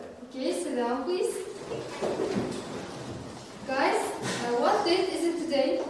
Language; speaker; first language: English; non-native, learner; Kazakh